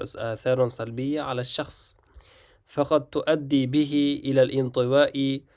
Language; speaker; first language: Arabic; non-native, fluent; Uzbek